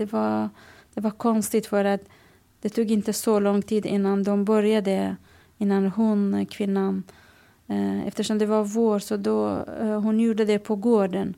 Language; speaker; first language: Swedish; non-native, fluent; Kurdish